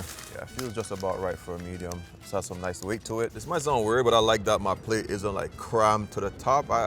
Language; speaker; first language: English; native; English